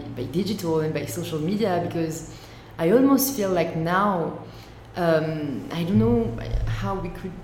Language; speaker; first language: English; non-native, fluent; French